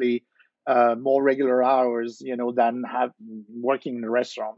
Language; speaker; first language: English; non-native, fluent; French